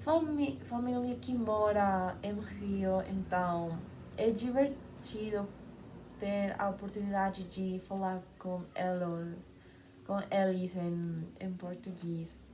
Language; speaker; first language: Portuguese; non-native, learner; Spanish